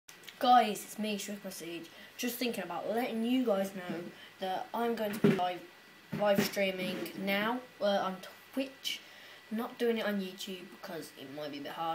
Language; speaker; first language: English; native; English